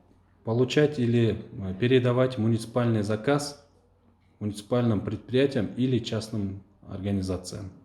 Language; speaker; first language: Russian; non-native, local second language; Kyrgyz